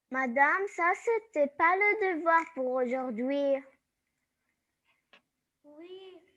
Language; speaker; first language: French; non-native, learner; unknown